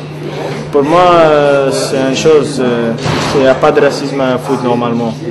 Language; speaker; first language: French; non-native, learner; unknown